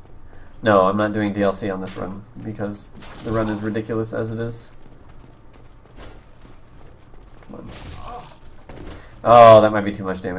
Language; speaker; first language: English; native; English